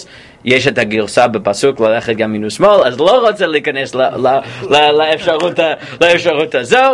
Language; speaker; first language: Hebrew; non-native, fluent; English